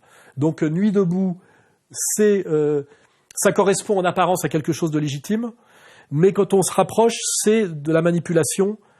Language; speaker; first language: French; native; French